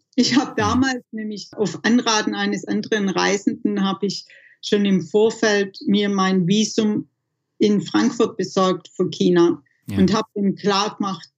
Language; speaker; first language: German; native; German